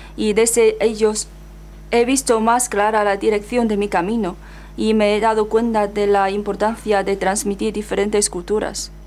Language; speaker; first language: Spanish; non-native, fluent; Chinese